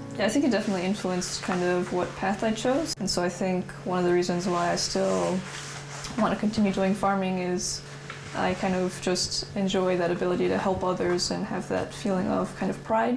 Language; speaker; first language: English; native; English